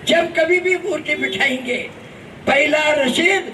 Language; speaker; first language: Hindi; non-native, local second language; Kannada